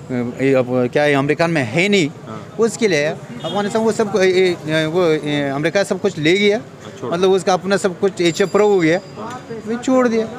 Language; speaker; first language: Hindi; non-native, learner; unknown